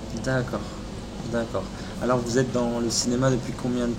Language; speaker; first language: French; native; French